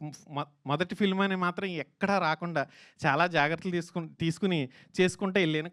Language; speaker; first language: Telugu; native; Telugu